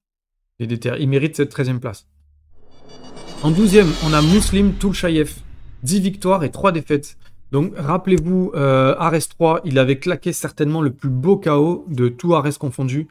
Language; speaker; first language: French; native; French